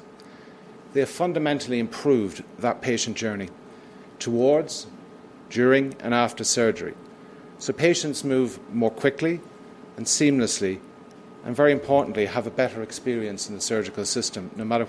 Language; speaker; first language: English; native; English